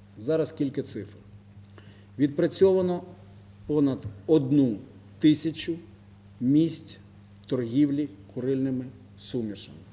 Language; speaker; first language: Ukrainian; native; Ukrainian